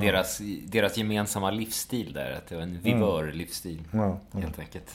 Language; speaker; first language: Swedish; native; Swedish